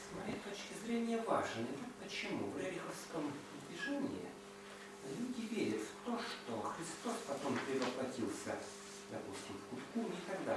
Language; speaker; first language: Russian; native; Russian